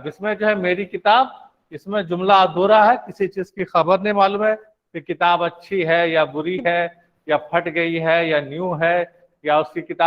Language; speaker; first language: Urdu; native; Urdu